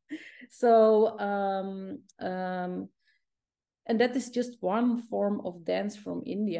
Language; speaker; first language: English; non-native, fluent; Dutch